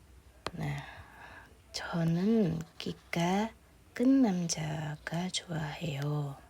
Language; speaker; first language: Korean; non-native, fluent; Indonesian